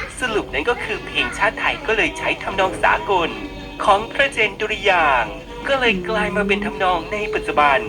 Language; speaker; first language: Thai; native; Thai